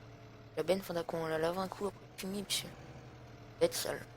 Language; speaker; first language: French; native; French